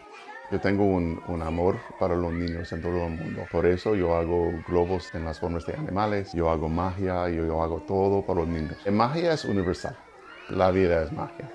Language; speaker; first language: Spanish; non-native, learner; English